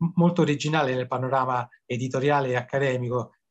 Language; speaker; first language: Italian; native; Italian